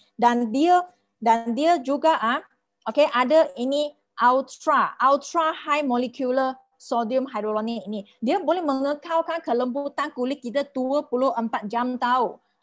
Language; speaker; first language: Malay; non-native, local second language; Chinese